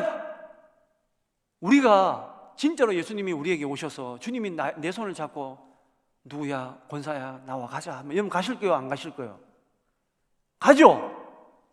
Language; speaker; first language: Korean; native; Korean